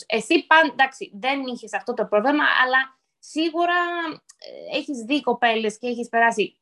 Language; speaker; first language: Greek; early bilingual, heritage; Greek